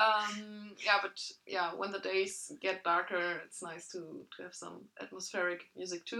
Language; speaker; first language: English; non-native, fluent; German